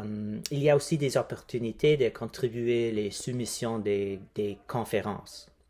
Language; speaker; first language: French; non-native, fluent; English